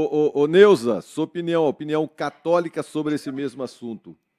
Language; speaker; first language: Portuguese; native; Portuguese